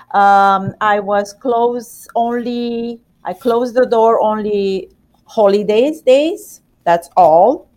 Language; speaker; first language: English; non-native, learner; Romanian